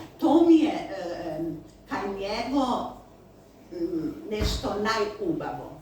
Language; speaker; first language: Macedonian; non-native, learner; Slovenian